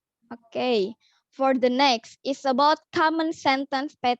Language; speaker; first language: English; non-native, learner; Indonesian